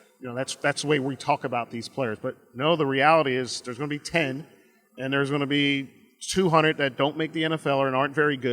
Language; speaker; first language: English; native; English